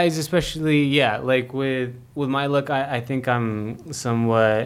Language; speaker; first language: English; non-native, fluent; Filipino